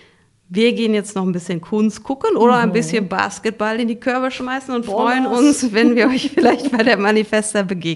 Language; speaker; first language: German; native; German